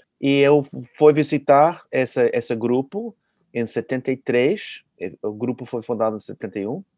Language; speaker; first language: Portuguese; non-native, fluent; English